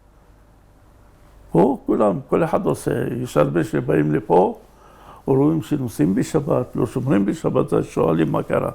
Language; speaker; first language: Hebrew; native; Hebrew